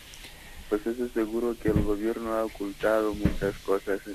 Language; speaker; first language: Spanish; non-native, fluent; Kikuyu